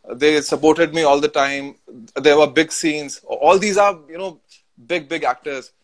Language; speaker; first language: English; non-native, local second language; Hindi